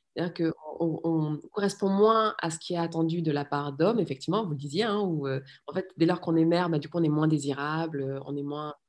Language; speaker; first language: French; early bilingual, other home language; Riffian